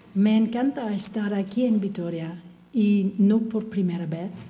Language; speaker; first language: Spanish; non-native, learner; English